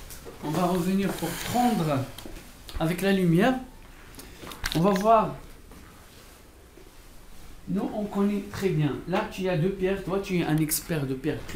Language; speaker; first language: French; non-native, local second language; Arabic